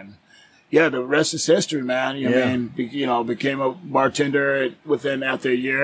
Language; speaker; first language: English; native; English